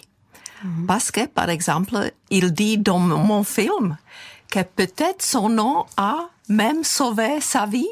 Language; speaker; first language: French; non-native, fluent; Czech